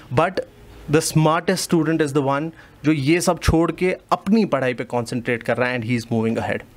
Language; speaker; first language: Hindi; non-native, local second language; Kashmiri